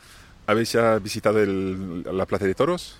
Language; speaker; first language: Spanish; non-native, fluent; English